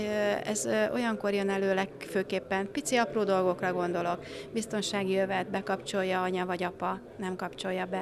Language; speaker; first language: Hungarian; native; Hungarian